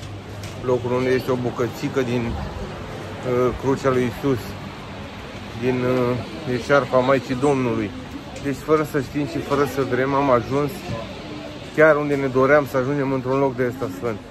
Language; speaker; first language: Romanian; native; Romanian